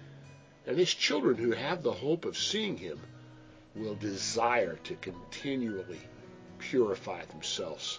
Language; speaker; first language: English; native; English